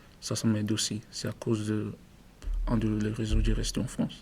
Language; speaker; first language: French; non-native, learner; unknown